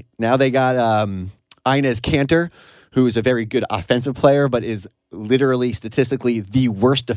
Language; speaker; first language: English; native; English